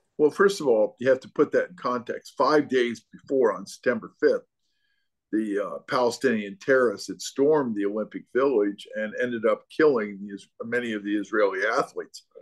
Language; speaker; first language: English; native; English